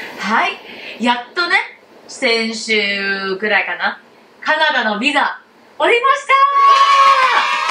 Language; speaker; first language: Japanese; non-native, fluent; Cantonese